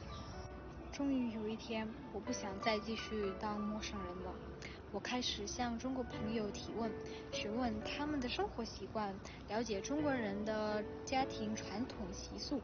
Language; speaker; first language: Chinese; early bilingual, other home language; Russian